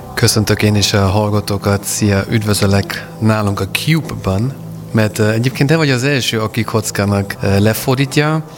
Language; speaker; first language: Hungarian; non-native, fluent; German